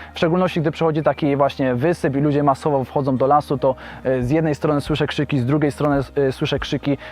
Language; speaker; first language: Polish; native; Polish